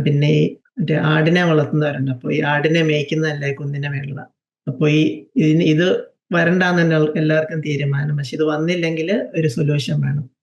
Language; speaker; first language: Malayalam; native; Malayalam